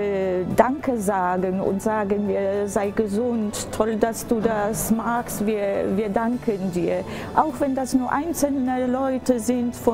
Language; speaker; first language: German; non-native, fluent; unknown